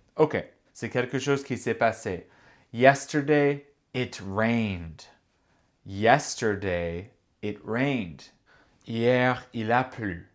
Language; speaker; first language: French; non-native, fluent; English